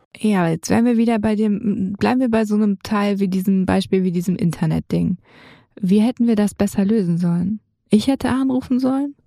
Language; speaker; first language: German; native; German